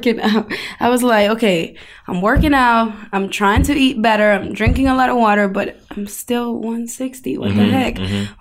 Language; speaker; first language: English; non-native, fluent; Spanish